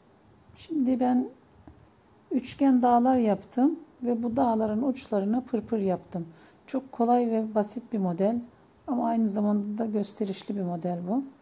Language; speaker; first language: Turkish; native; Turkish